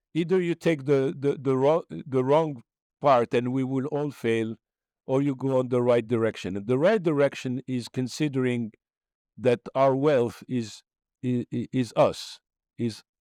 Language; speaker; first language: English; non-native, fluent; Arabic